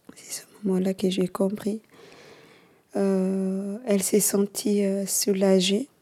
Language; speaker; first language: French; early bilingual, other home language; Somali